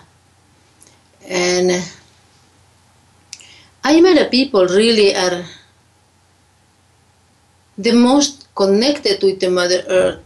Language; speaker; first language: English; non-native, fluent; Spanish